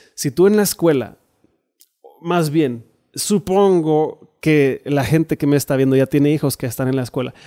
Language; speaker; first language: Spanish; non-native, fluent; German